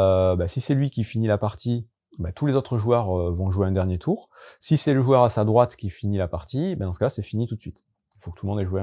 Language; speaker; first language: French; native; French